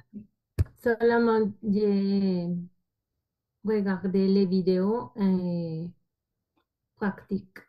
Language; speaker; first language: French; non-native, learner; Spanish